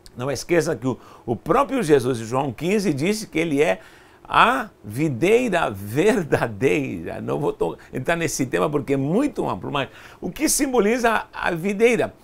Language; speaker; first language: Portuguese; non-native, fluent; Spanish